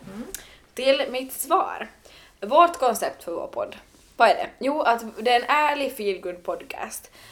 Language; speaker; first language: Swedish; native; Swedish